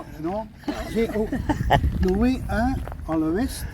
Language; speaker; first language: French; non-native, local second language; Dutch